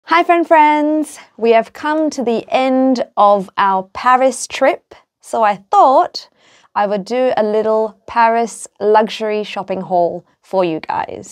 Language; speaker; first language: English; native; English